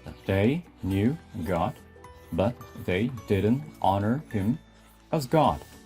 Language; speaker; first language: English; non-native, fluent; Korean